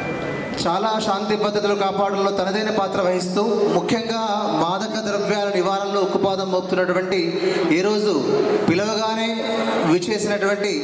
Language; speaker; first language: Telugu; native; Telugu